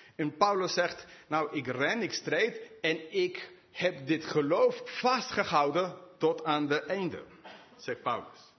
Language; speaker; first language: Dutch; non-native, fluent; English